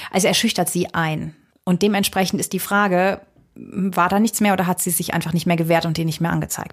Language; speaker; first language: German; native; German